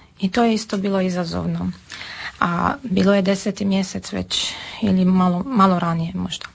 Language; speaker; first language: Serbian; non-native, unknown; Armenian